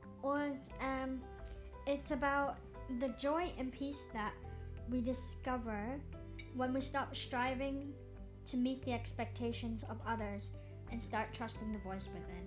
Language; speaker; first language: English; early bilingual, heritage; English